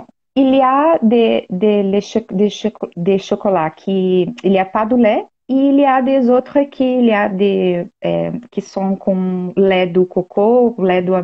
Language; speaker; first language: French; non-native, learner; Portuguese